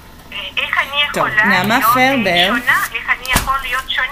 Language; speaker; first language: Hebrew; non-native, fluent; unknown